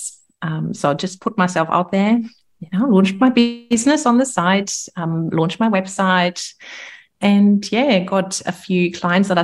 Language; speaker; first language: English; non-native, fluent; German